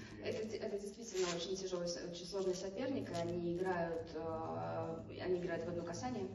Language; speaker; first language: Russian; native; Russian